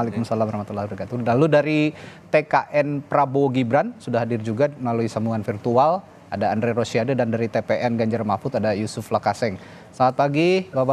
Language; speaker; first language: Indonesian; native; Indonesian